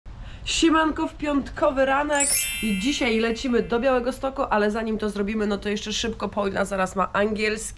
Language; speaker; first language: Polish; native; Polish